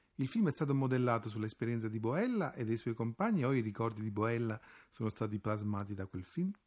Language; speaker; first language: Italian; native; Italian